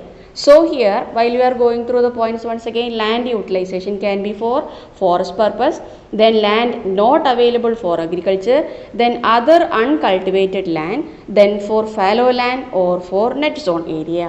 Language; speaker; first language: English; non-native, local second language; Malayalam